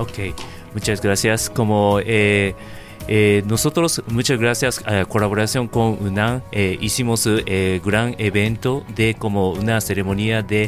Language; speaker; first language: Spanish; non-native, learner; Japanese